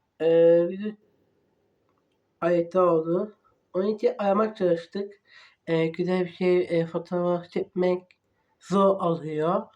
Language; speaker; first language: Turkish; non-native, learner; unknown